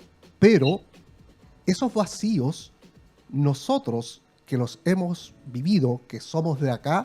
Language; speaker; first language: Spanish; native; Spanish